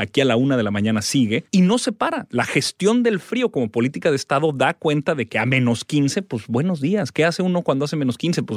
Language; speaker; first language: Spanish; native; Spanish